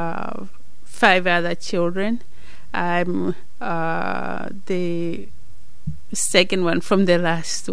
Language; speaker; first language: English; non-native, local second language; Nyanja